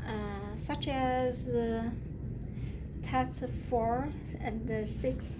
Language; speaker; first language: English; non-native, learner; Chinese